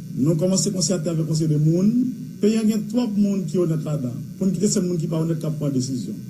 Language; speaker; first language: Haitian Creole; native; Haitian Creole